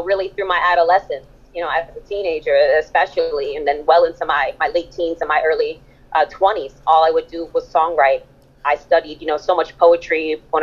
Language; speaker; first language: English; early bilingual, other home language; German